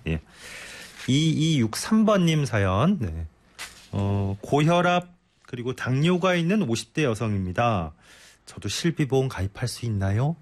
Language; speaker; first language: Korean; native; Korean